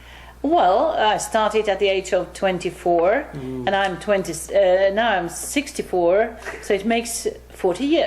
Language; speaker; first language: English; non-native, fluent; Finnish